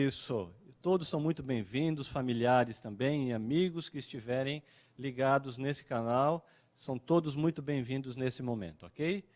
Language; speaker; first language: Portuguese; native; Portuguese